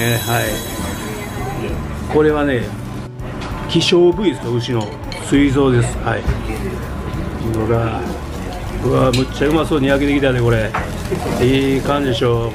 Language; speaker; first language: Japanese; native; Japanese